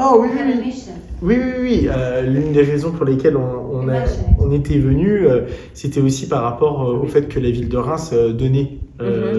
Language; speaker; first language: French; native; French